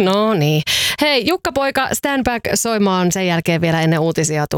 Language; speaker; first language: Finnish; native; Finnish